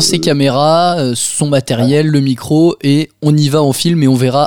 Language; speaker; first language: French; native; French